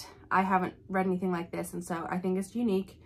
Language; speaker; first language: English; native; English